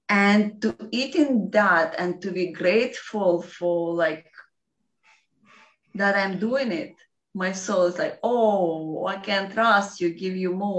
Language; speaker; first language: English; non-native, fluent; Russian